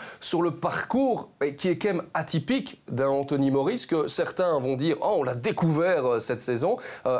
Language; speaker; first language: French; native; French